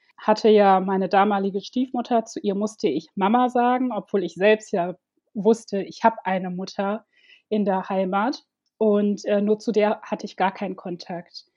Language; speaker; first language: German; early bilingual, other home language; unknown